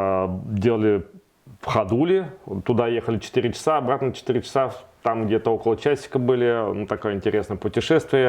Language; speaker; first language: Russian; native; Russian